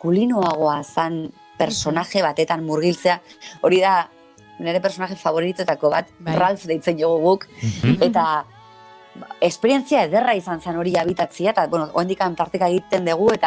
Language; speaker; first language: Basque; native; Basque